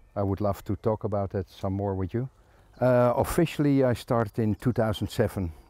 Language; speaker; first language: English; non-native, fluent; Dutch